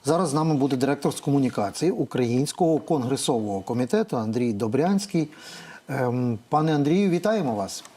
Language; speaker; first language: Ukrainian; native; Ukrainian